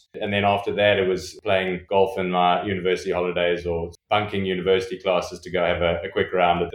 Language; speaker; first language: English; native; English